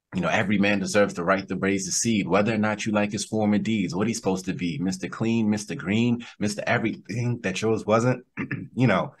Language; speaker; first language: English; native; English